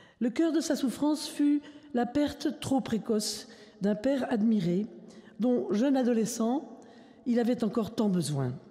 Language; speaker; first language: French; native; French